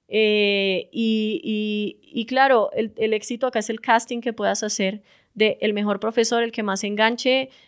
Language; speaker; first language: Spanish; native; Spanish